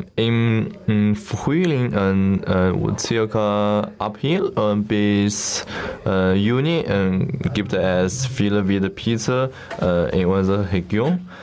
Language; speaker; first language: German; non-native, learner; Chinese